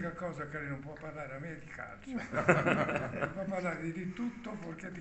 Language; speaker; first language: Italian; native; Italian